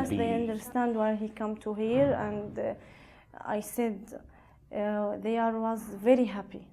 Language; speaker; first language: English; non-native, learner; Arabic